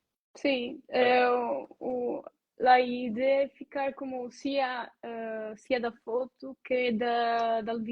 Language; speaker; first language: Portuguese; non-native, learner; Italian